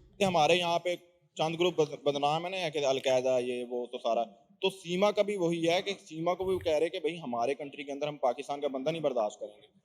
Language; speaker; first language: Urdu; native; Urdu